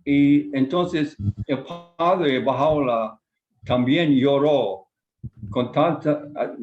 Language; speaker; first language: Spanish; non-native, fluent; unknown